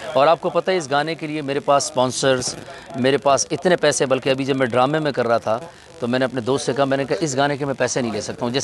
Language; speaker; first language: Urdu; non-native, local second language; Pashto